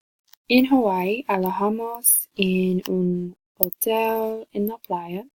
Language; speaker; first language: Spanish; non-native, learner; English